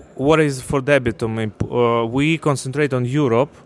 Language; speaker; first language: English; non-native, fluent; Ukrainian